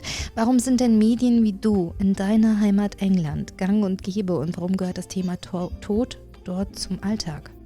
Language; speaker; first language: German; native; German